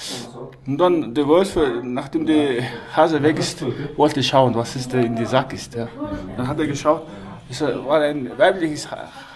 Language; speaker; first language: German; non-native, learner; Mongolian